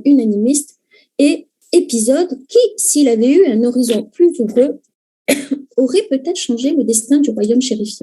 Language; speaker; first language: French; native; French